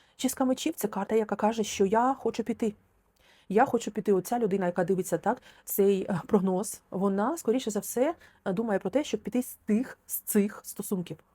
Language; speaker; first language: Ukrainian; non-native, local second language; Russian